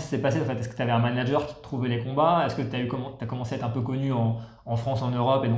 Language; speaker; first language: French; native; French